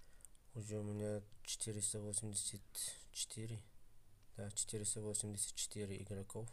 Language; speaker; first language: Russian; non-native, fluent; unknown